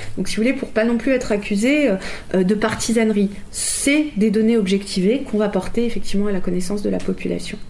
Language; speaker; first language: French; native; French